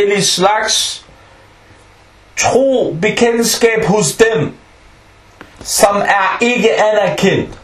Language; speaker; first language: Danish; non-native, fluent; Arabic